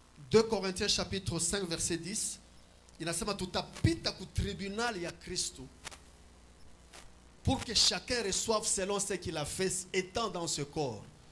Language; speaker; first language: French; non-native, local second language; Swahili